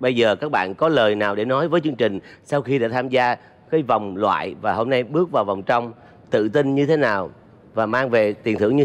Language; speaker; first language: Vietnamese; native; Vietnamese